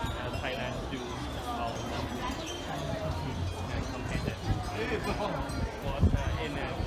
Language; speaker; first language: English; non-native, learner; Thai